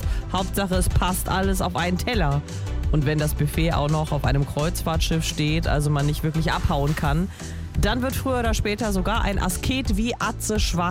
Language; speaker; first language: German; native; German